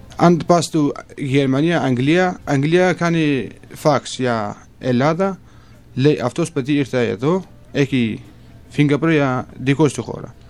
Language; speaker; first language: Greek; non-native, learner; Kurdish